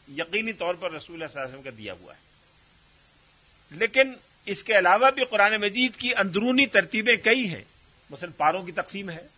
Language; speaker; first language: Urdu; native; Urdu